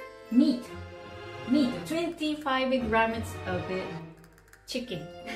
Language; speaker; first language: English; non-native, learner; Japanese